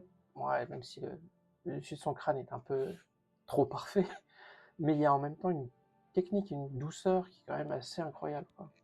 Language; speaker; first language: French; native; French